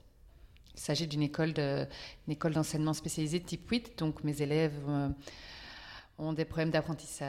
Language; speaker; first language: French; native; French